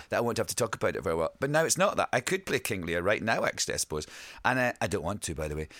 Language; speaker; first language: English; native; English